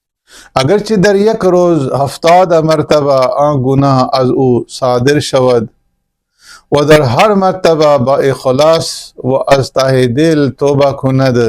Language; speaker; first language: Persian; non-native, fluent; Urdu